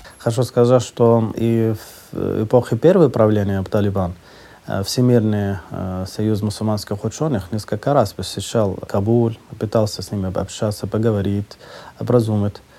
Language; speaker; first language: Russian; non-native, fluent; Persian